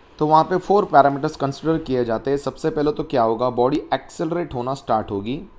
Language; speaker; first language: Hindi; non-native, local second language; Marathi